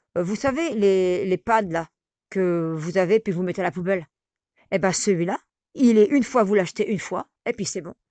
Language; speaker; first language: French; native; French